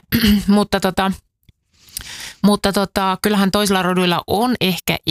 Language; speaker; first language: Finnish; native; Finnish